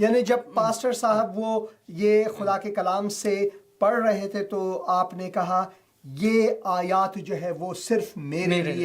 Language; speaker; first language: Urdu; non-native, fluent; Persian